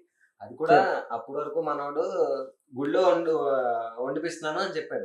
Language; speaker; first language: Telugu; native; Telugu